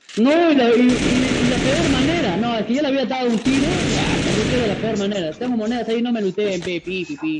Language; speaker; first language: Spanish; native; Spanish